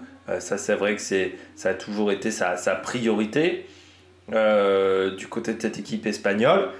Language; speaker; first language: French; native; French